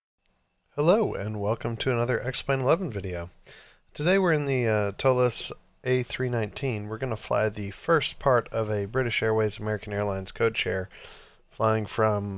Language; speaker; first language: English; native; English